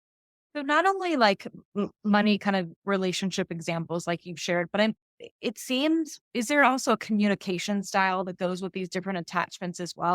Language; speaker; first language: English; native; English